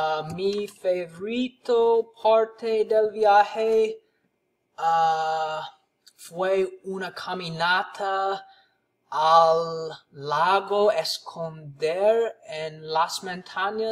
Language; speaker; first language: Spanish; non-native, learner; English